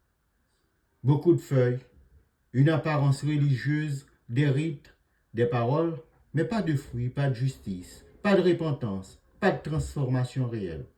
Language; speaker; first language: French; native; French